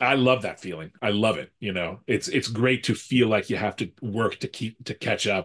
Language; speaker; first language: English; native; English